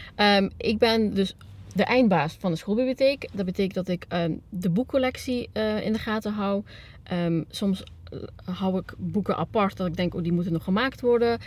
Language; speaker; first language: Dutch; early bilingual, other home language; Spanish